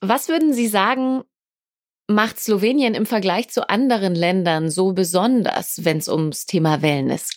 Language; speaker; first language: German; native; German